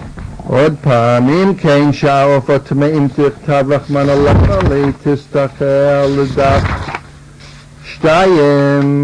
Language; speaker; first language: Hebrew; non-native, fluent; English